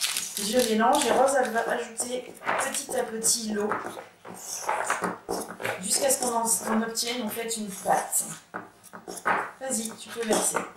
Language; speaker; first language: French; native; French